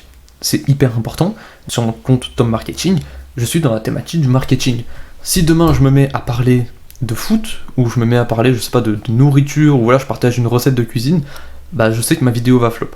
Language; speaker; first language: French; native; French